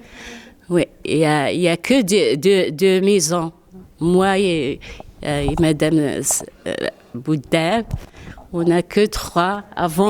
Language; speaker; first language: French; non-native, learner; Arabic